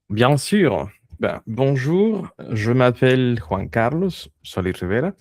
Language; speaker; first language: French; non-native, fluent; Spanish